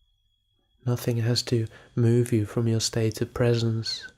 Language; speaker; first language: English; native; English